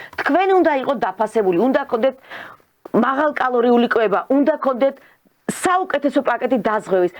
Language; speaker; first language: Georgian; native; Georgian